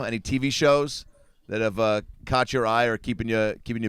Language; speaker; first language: English; native; English